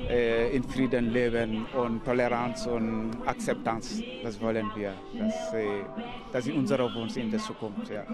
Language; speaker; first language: German; non-native, learner; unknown